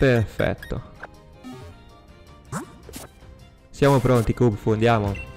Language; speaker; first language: Italian; native; Italian